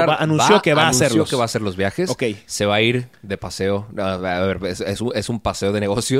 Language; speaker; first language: Spanish; native; Spanish